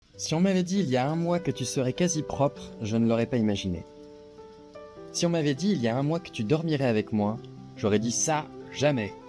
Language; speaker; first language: French; native; French